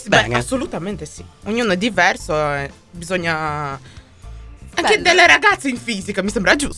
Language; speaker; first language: Italian; native; Italian